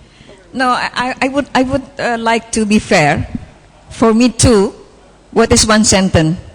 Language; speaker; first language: English; non-native, fluent; Indonesian